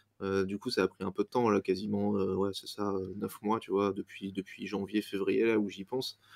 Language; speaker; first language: French; native; French